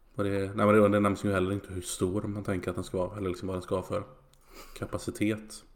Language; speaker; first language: Swedish; native; Swedish